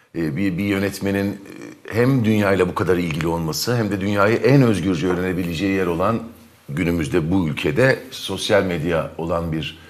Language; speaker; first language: Turkish; native; Turkish